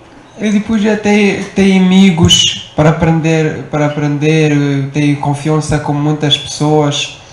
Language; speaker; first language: Portuguese; non-native, learner; Arabic